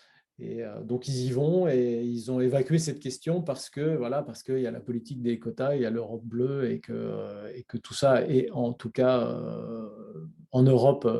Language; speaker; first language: French; native; French